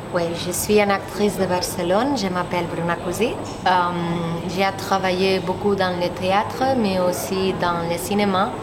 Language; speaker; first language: French; non-native, learner; Catalan